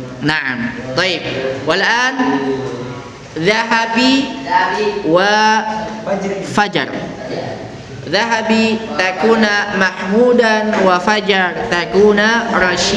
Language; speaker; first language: Arabic; non-native, fluent; Indonesian